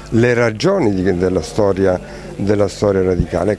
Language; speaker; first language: Italian; native; Italian